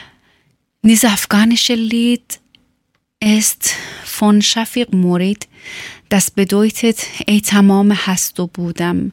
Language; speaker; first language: German; non-native, learner; Persian